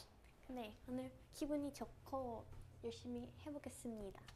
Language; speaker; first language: Korean; non-native, learner; Thai